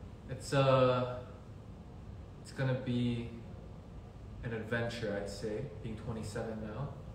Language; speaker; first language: English; early bilingual, other home language; Korean